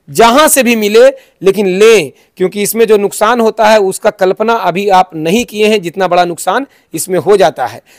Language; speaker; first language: Hindi; native; Hindi